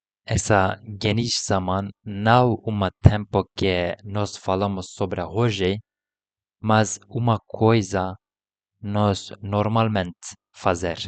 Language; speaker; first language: Portuguese; non-native, learner; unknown